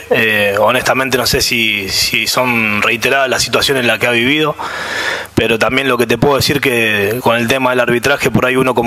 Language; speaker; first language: Spanish; native; Spanish